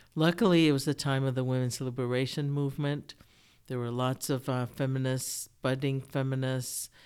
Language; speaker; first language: English; early bilingual, other home language; Japanese